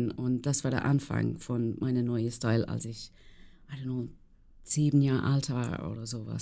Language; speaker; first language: German; non-native, learner; English